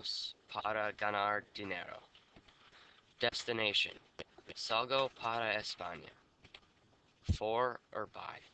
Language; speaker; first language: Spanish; non-native, learner; English